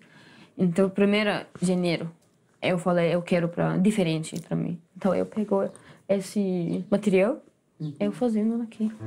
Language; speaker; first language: Portuguese; non-native, learner; Arabic